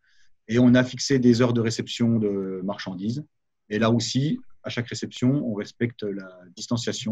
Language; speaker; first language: French; native; French